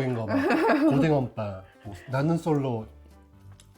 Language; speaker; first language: Korean; native; Korean